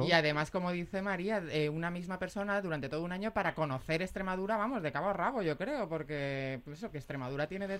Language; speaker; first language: Spanish; native; Spanish